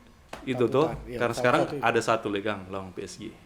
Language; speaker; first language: Indonesian; non-native, local second language; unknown